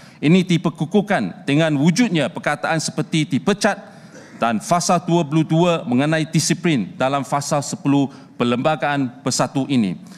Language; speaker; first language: Malay; non-native, local second language; Chinese